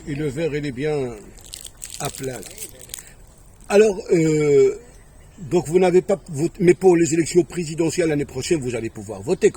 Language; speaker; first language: French; native; French